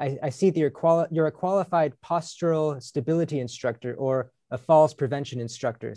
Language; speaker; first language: English; native; English